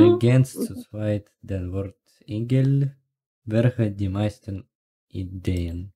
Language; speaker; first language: German; non-native, learner; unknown